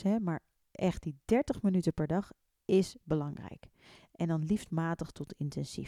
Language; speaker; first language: Dutch; native; Dutch